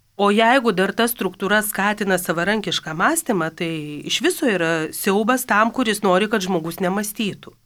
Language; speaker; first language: Lithuanian; native; Lithuanian